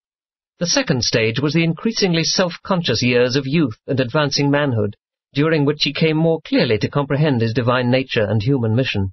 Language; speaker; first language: English; native; English